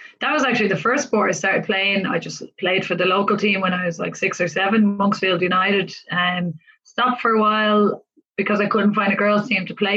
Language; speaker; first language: English; native; English